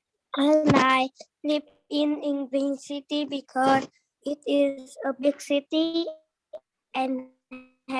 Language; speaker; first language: English; non-native, learner; Vietnamese